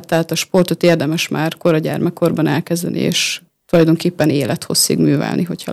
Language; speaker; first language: Hungarian; native; Hungarian